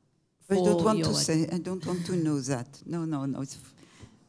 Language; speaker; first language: English; non-native, fluent; French